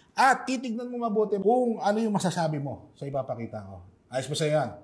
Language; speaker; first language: Filipino; native; Filipino